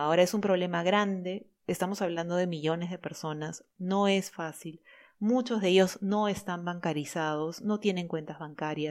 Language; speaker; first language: Spanish; native; Spanish